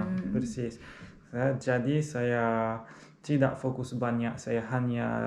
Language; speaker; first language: Indonesian; non-native, learner; Arabic